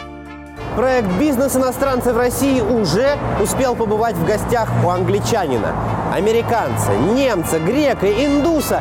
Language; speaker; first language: Russian; native; Russian